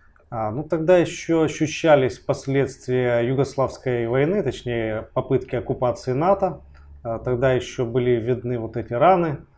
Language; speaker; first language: Russian; native; Russian